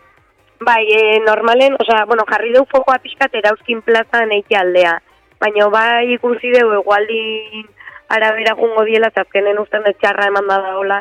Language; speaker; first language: Basque; native; Basque